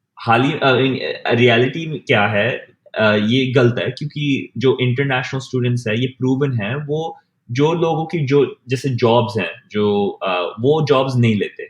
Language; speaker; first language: Hindi; early bilingual, heritage; Hindi